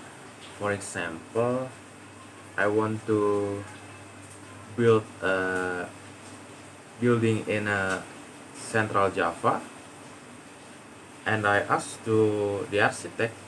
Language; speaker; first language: English; non-native, learner; Indonesian